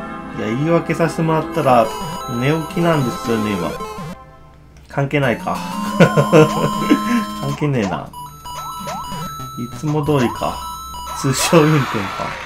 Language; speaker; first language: Japanese; native; Japanese